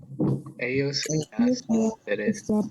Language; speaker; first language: Spanish; non-native, learner; English